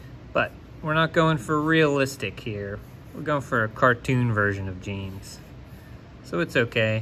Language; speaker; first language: English; native; English